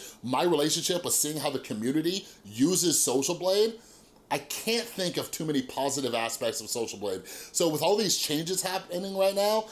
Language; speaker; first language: English; native; English